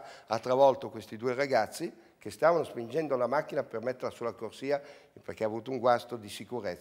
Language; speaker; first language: Italian; native; Italian